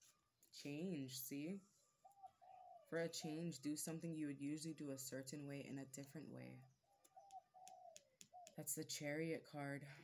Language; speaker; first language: English; native; English